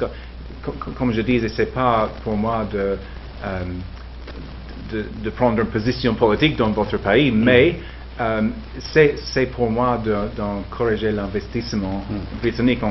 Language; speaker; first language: French; non-native, fluent; English